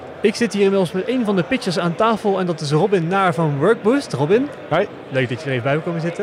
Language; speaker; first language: Dutch; native; Dutch